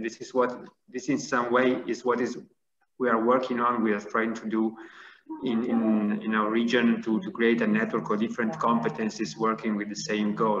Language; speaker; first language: English; non-native, fluent; Italian